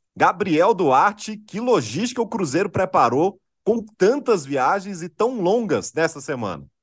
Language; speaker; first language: Portuguese; native; Portuguese